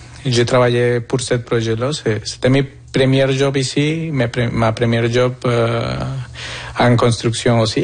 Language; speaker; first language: French; non-native, fluent; Spanish